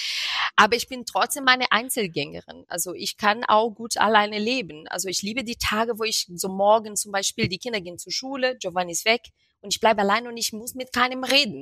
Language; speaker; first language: German; non-native, fluent; Portuguese